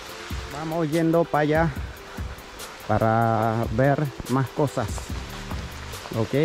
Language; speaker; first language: Spanish; non-native, learner; Khmer